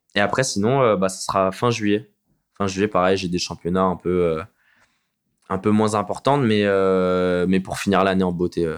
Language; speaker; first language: French; native; French